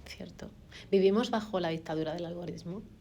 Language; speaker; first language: Spanish; native; Spanish